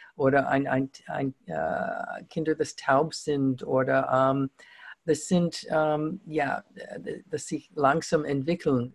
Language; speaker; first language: German; non-native, fluent; English